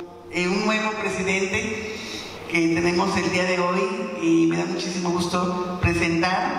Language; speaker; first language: Spanish; native; Spanish